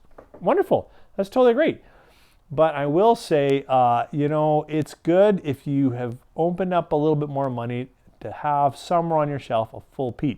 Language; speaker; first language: English; native; English